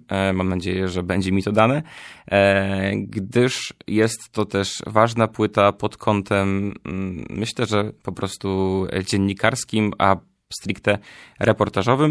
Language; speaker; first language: Polish; native; Polish